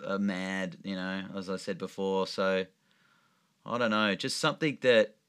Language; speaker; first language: English; native; English